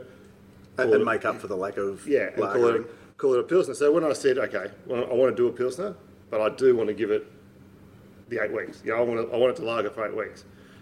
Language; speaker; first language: English; native; English